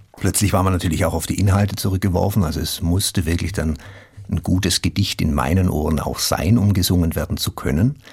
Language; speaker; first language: German; native; German